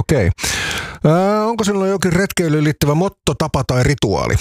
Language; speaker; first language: Finnish; native; Finnish